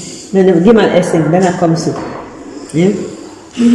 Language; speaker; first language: German; non-native, learner; Haitian Creole